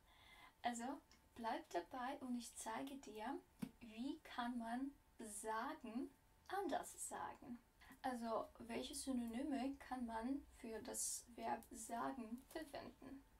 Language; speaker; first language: German; non-native, fluent; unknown